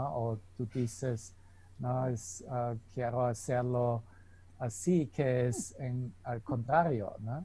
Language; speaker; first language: Spanish; non-native, fluent; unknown